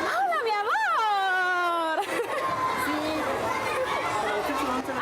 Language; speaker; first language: Spanish; non-native, learner; Hebrew